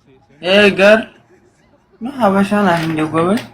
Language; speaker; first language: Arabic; non-native, learner; Amharic